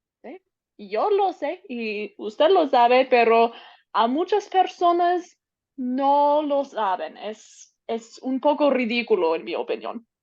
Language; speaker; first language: Spanish; non-native, learner; English